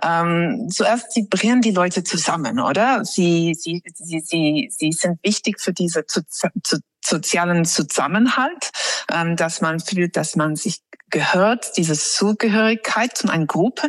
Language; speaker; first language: German; non-native, fluent; English